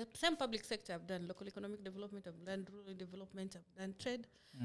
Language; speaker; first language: English; non-native, local second language; Swahili